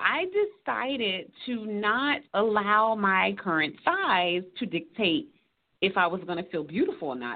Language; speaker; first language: English; native; English